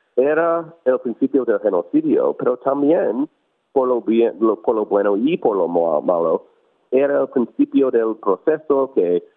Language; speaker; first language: Spanish; non-native, fluent; English